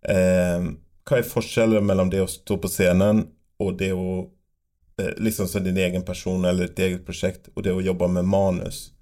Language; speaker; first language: Norwegian; native; Norwegian